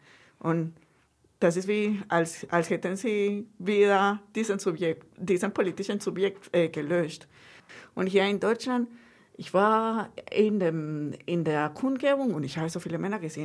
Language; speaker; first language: German; non-native, fluent; Spanish